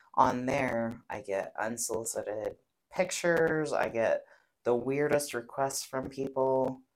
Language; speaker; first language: English; native; English